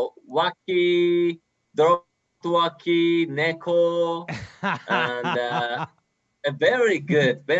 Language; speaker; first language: English; non-native, learner; Japanese